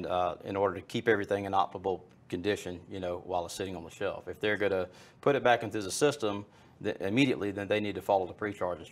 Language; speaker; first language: English; native; English